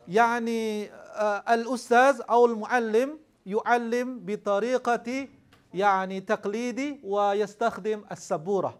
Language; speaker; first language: Arabic; non-native, fluent; Indonesian